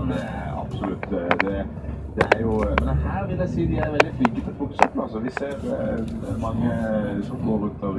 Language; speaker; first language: Norwegian; native; Norwegian